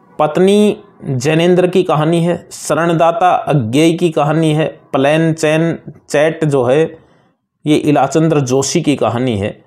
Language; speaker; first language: Hindi; native; Hindi